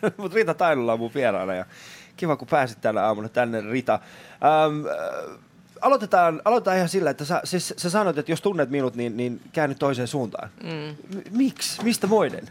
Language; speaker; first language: Finnish; native; Finnish